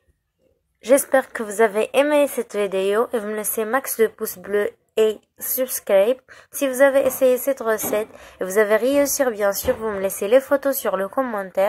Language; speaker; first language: French; non-native, local second language; Arabic